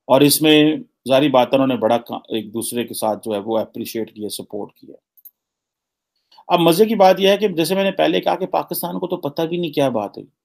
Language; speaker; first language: Urdu; native; Urdu